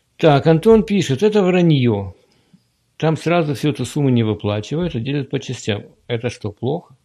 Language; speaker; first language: Russian; native; Russian